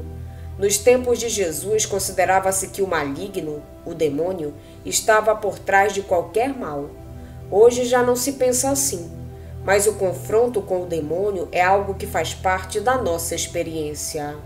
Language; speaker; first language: Portuguese; native; Portuguese